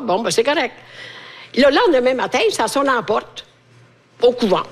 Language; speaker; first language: French; non-native, fluent; Italian